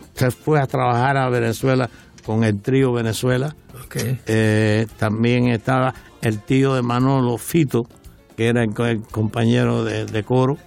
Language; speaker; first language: Spanish; native; Spanish